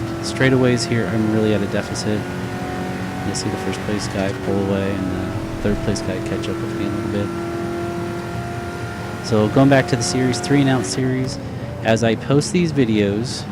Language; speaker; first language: English; native; English